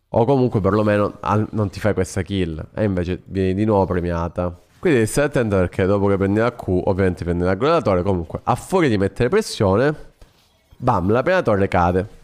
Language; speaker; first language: Italian; native; Italian